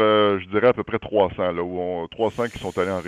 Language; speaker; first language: French; native; French